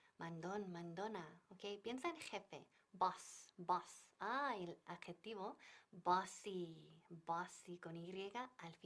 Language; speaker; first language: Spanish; non-native, fluent; English